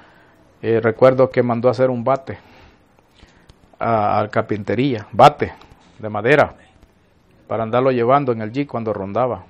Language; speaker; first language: Spanish; native; Spanish